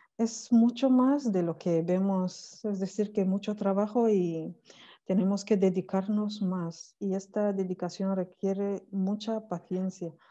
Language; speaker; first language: Spanish; non-native, fluent; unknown